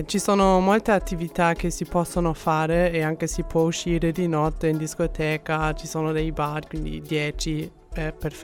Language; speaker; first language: Italian; non-native, fluent; German